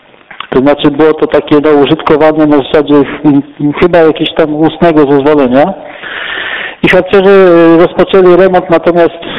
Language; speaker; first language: Polish; native; Polish